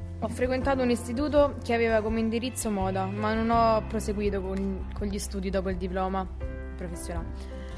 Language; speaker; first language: Italian; non-native, fluent; Albanian